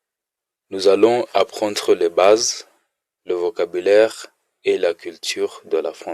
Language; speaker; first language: French; non-native, fluent; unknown